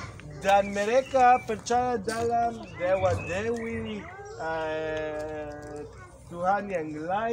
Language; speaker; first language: Indonesian; non-native, learner; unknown